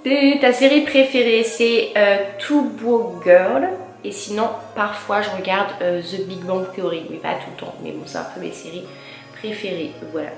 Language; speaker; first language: French; native; French